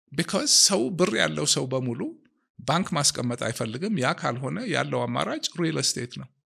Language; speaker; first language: Amharic; native; Amharic